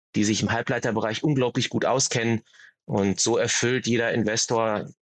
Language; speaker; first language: German; native; German